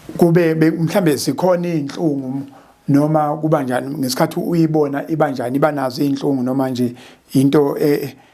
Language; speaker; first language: Zulu; native; Zulu